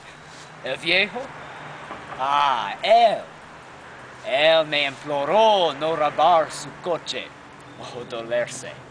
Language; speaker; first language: Spanish; non-native, learner; English